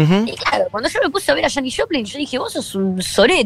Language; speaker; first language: Spanish; native; Spanish